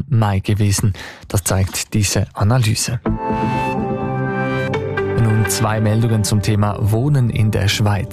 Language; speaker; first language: German; native; German